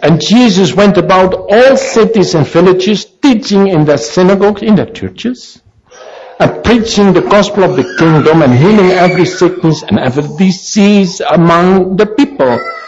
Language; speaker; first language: English; native; English